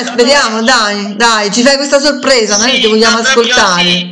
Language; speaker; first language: Italian; native; Italian